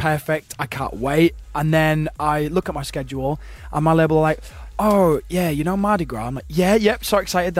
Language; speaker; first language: English; native; English